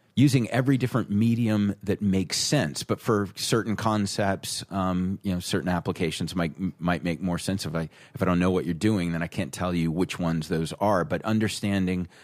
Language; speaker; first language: English; native; English